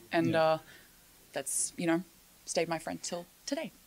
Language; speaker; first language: English; native; English